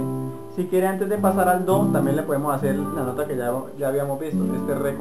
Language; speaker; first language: Spanish; native; Spanish